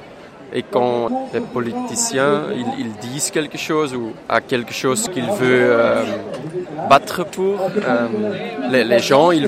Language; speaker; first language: French; non-native, local second language; Dutch